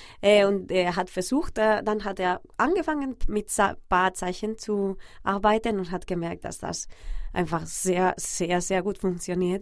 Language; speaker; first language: German; non-native, fluent; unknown